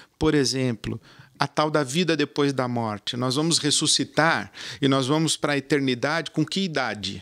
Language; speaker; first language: Portuguese; native; Portuguese